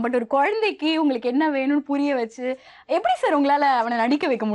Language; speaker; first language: Tamil; native; Tamil